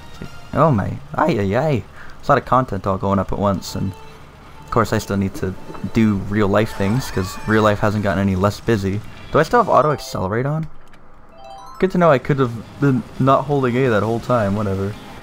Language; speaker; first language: English; native; English